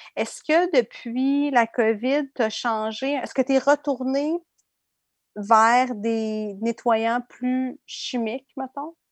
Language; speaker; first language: French; native; French